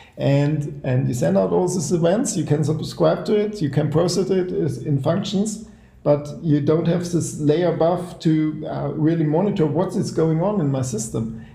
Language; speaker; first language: English; non-native, fluent; German